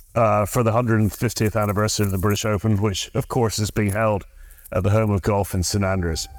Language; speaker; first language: English; native; English